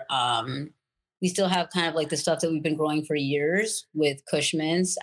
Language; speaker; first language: English; native; English